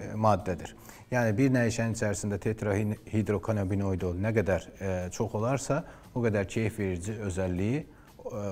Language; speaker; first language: Turkish; non-native, fluent; Azerbaijani